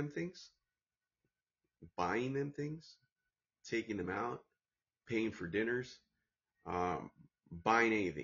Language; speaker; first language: English; native; English